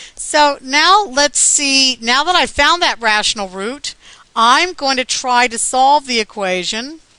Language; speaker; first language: English; native; English